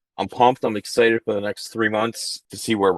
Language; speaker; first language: English; native; English